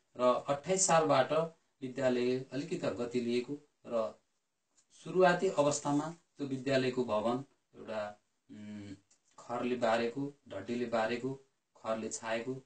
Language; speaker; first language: Nepali; native; Nepali